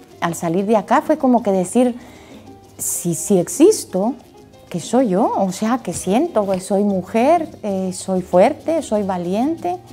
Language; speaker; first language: Spanish; native; Spanish